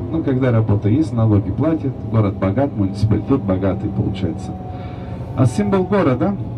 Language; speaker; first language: Russian; non-native, fluent; Turkish